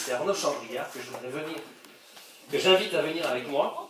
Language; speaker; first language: French; native; French